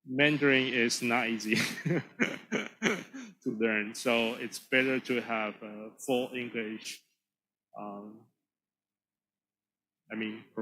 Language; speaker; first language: English; non-native, fluent; Chinese